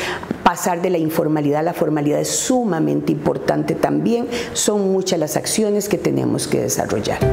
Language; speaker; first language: Spanish; native; Spanish